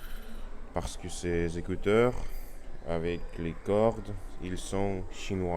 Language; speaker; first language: French; non-native, learner; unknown